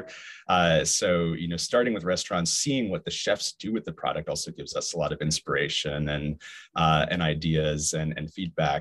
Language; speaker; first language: English; native; English